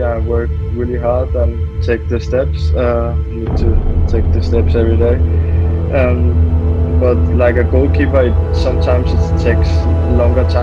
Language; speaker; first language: English; non-native, fluent; Danish